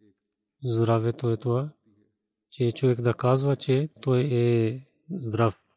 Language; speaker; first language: Bulgarian; non-native, learner; Urdu